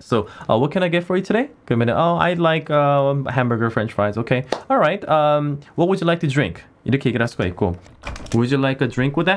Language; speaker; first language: English; early bilingual, other home language; Korean